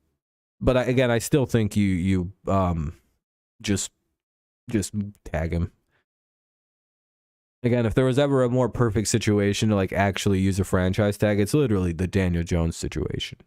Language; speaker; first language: English; native; English